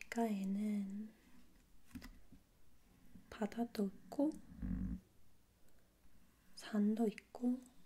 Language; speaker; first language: Korean; non-native, fluent; English